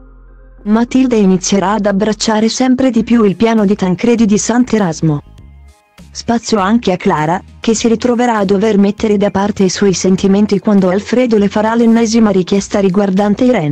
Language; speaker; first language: Italian; native; Italian